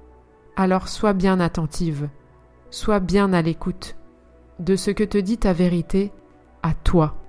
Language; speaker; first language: French; native; French